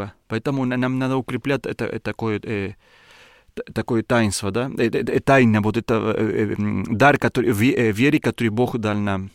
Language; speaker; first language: Russian; non-native, learner; Spanish